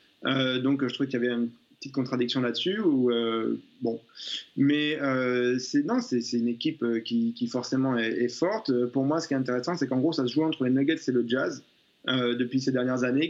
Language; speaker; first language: French; native; French